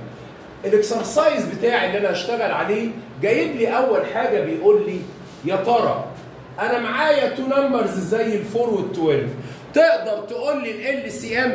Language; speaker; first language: Arabic; native; Arabic